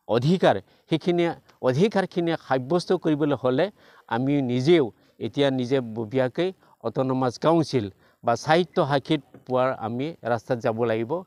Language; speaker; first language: Assamese; non-native, local second language; Bodo